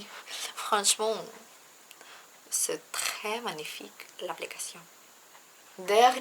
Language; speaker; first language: French; non-native, learner; Russian